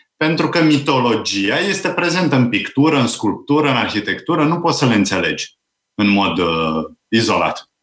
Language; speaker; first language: Romanian; native; Romanian